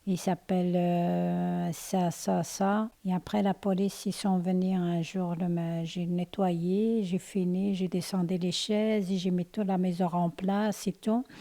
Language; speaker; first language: French; non-native, learner; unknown